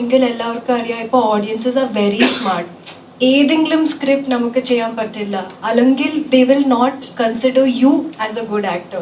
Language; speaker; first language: Malayalam; non-native, learner; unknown